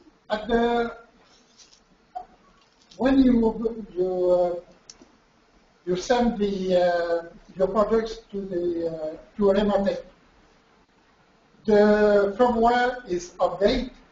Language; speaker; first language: English; non-native, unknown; French